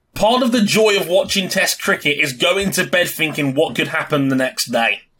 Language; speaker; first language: English; native; English